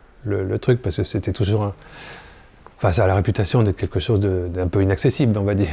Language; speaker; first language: French; native; French